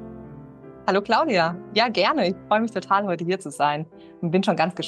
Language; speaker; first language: German; native; German